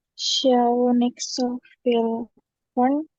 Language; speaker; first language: German; non-native, learner; Indonesian